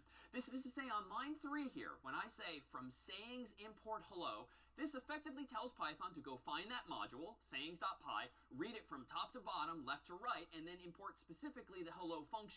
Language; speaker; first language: English; native; English